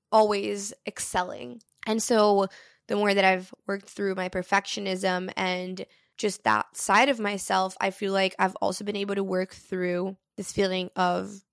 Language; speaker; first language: English; early bilingual, other home language; Portuguese